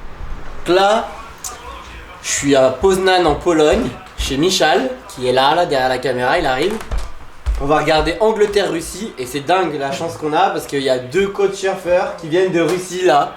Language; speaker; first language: French; native; French